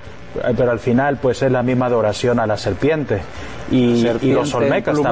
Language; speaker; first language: Spanish; native; Spanish